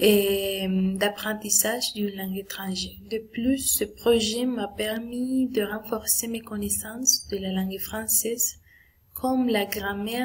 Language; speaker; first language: French; non-native, learner; Spanish